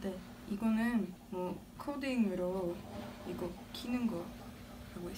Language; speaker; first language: Korean; non-native, learner; Swedish